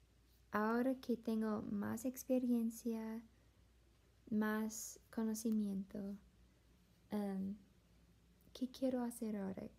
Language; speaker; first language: Spanish; non-native, fluent; English